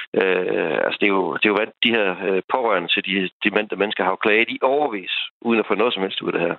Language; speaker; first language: Danish; native; Danish